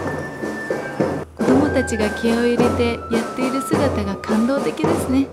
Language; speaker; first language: Japanese; non-native, fluent; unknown